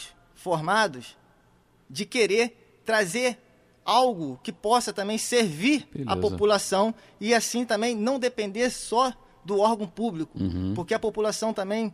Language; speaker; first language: Portuguese; native; Portuguese